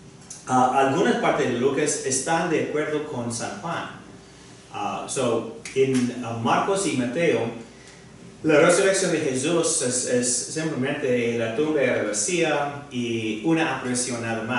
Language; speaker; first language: Spanish; non-native, fluent; English